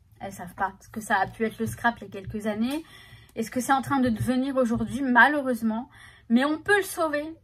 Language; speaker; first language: French; native; French